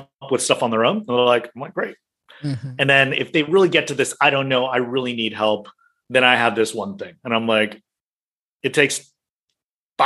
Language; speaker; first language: English; native; English